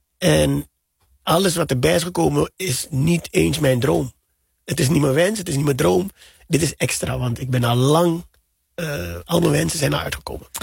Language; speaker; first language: Dutch; native; Dutch